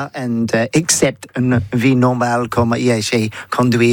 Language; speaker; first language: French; non-native, learner; English